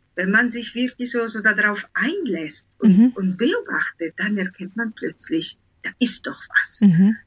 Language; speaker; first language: German; non-native, fluent; Italian